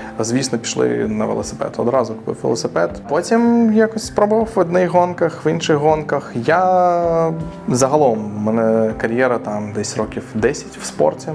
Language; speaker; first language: Ukrainian; non-native, local second language; Russian